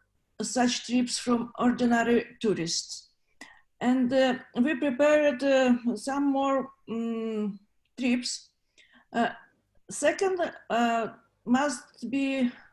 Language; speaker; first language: English; non-native, learner; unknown